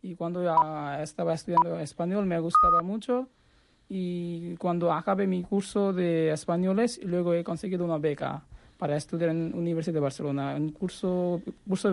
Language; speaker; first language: Spanish; non-native, learner; Bangla